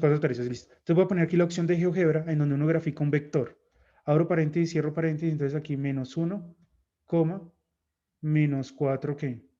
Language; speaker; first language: Spanish; native; Spanish